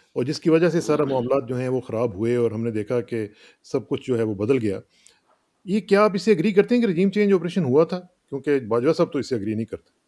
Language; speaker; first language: Urdu; non-native, local second language; Punjabi